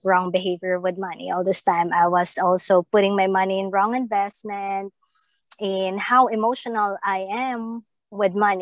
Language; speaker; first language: English; non-native, local second language; Filipino